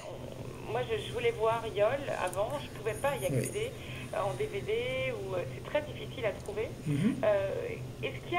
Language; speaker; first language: French; native; French